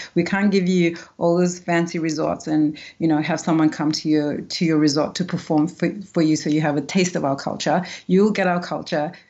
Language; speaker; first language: English; early bilingual, other home language; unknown